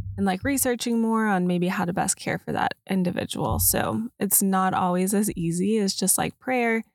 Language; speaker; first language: English; native; English